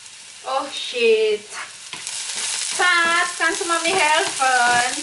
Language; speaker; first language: German; non-native, fluent; Indonesian